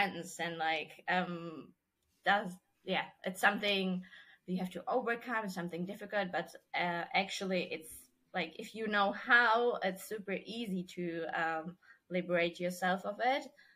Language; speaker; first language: English; non-native, fluent; Czech